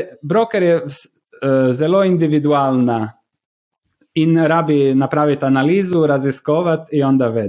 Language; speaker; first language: Slovenian; non-native, learner; Croatian